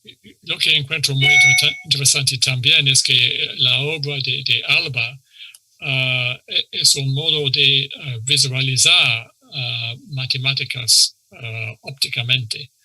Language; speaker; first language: Spanish; non-native, fluent; English